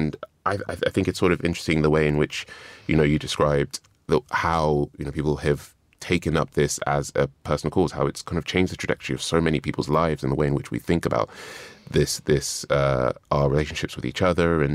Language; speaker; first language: English; non-native, local second language; Yoruba